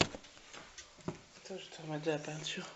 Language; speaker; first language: French; native; French